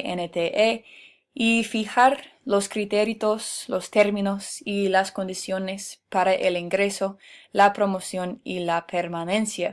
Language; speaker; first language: Spanish; non-native, fluent; English